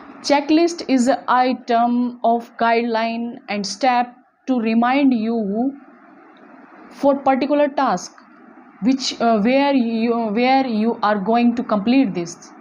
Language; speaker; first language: English; non-native, local second language; Hindi